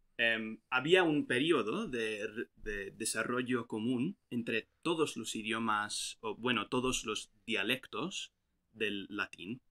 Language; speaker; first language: Spanish; non-native, fluent; English